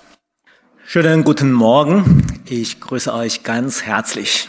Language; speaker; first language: German; non-native, fluent; Chinese